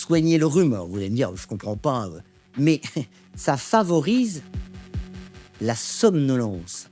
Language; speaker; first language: French; native; French